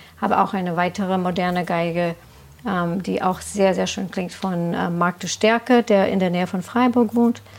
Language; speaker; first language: German; non-native, fluent; English